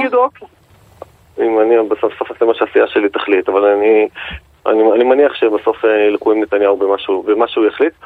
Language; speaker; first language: Hebrew; native; Hebrew